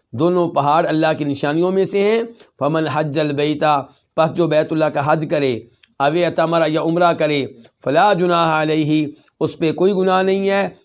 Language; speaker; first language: Urdu; native; Urdu